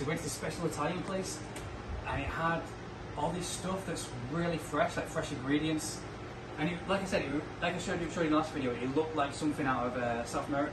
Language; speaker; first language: English; native; English